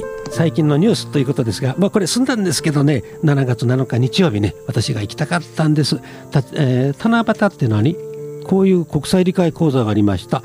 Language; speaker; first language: Japanese; native; Japanese